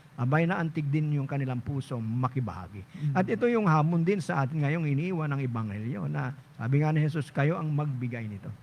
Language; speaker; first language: Filipino; non-native, local second language; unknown